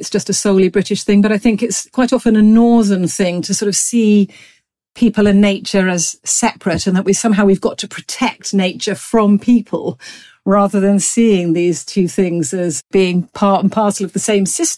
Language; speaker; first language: English; native; English